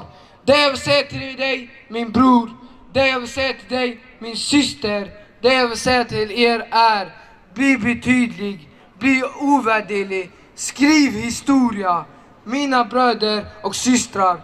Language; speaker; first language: Swedish; early bilingual, other home language; Assyrian Neo-Aramaic